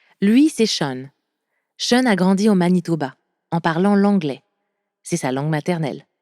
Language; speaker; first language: French; native; French